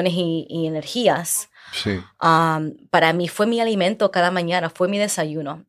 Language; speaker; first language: Spanish; early bilingual, heritage; Spanish